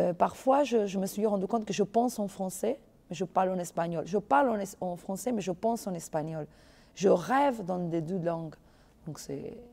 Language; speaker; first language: French; non-native, fluent; Spanish